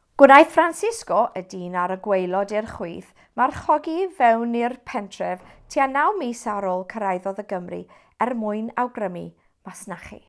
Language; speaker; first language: Welsh; non-native, local second language; English